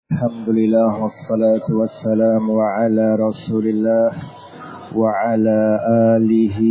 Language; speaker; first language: Arabic; non-native, fluent; Indonesian